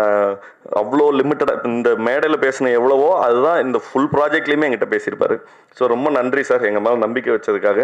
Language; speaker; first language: Tamil; native; Tamil